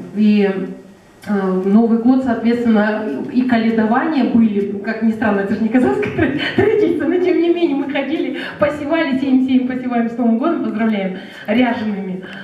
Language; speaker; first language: Russian; native; Russian